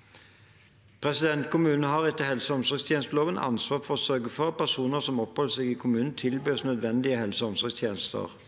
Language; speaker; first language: Norwegian; native; Norwegian